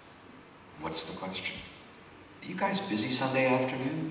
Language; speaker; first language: English; native; English